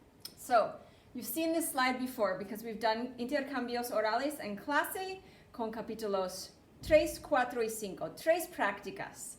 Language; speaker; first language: Spanish; non-native, fluent; English